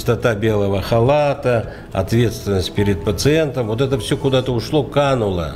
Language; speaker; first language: Russian; native; Russian